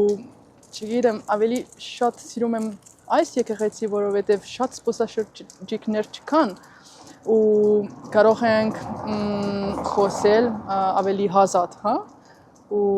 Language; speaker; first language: Armenian; non-native, learner; Italian